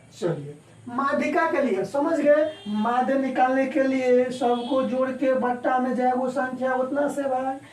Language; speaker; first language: Hindi; native; Hindi